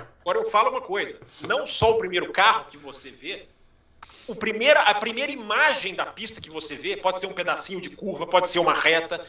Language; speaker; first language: Portuguese; native; Portuguese